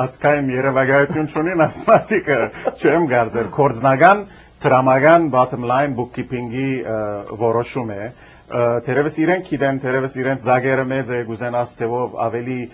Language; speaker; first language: Armenian; early bilingual, heritage; Armenian